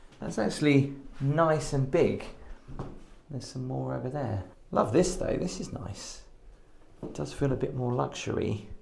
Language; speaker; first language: English; native; English